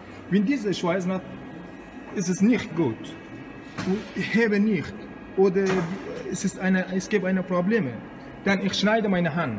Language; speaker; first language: German; non-native, learner; Persian